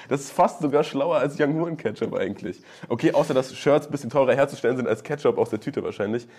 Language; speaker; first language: German; native; German